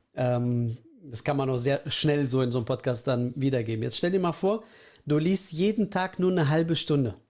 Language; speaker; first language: German; early bilingual, other home language; Russian